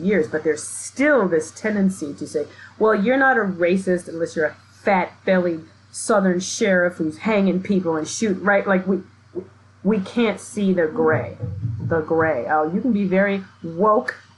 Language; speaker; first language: English; native; English